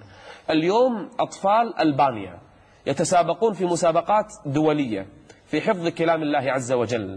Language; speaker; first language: Arabic; native; Arabic